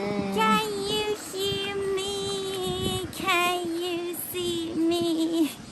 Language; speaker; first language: English; non-native, fluent; Japanese